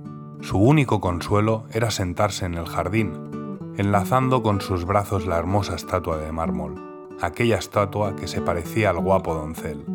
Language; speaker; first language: Spanish; native; Spanish